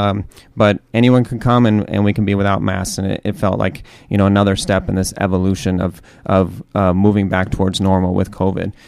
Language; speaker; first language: English; native; English